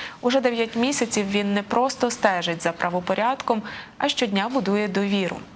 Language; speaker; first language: Ukrainian; native; Ukrainian